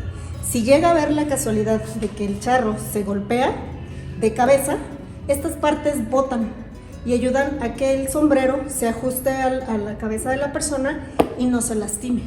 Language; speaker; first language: Spanish; native; Spanish